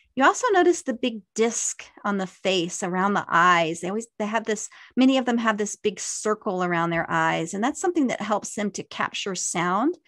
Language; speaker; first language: English; native; English